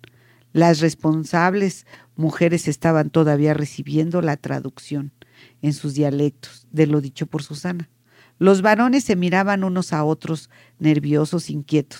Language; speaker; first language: Spanish; native; Spanish